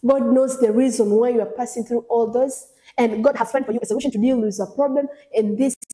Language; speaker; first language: English; non-native, local second language; Swahili